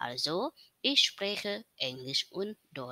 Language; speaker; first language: German; non-native, learner; Indonesian